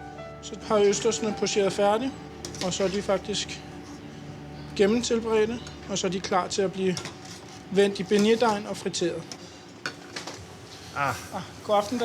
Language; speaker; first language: Danish; native; Danish